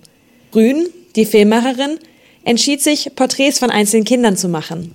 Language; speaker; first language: German; native; German